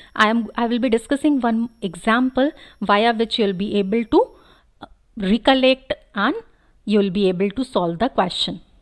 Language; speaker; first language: English; non-native, local second language; Hindi